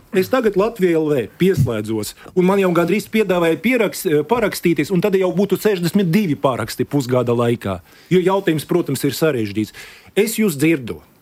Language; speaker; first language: Latvian; non-native, local second language; Russian